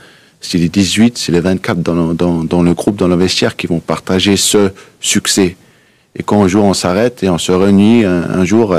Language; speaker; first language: French; non-native, fluent; Danish